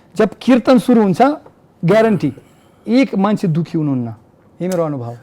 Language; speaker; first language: Nepali; non-native, fluent; Russian